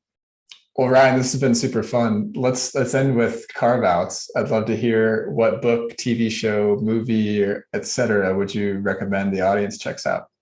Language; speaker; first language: English; native; English